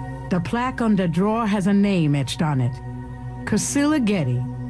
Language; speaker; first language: English; native; English